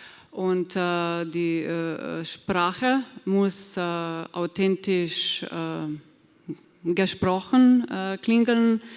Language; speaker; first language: German; non-native, fluent; Slovenian